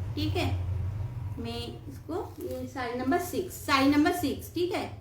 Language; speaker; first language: Hindi; non-native, local second language; Bangla